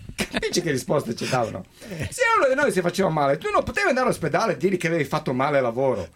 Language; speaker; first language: Italian; non-native, fluent; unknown